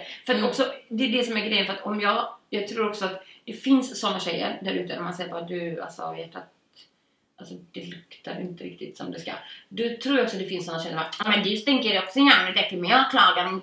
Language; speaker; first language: Swedish; native; Swedish